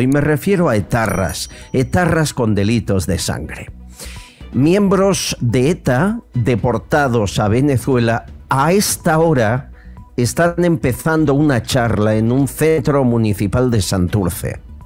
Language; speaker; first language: Spanish; native; Spanish